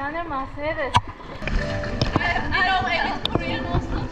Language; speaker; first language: Turkish; non-native, fluent; Korean